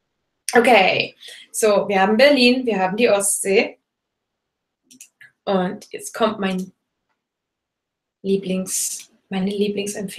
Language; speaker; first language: German; non-native, fluent; English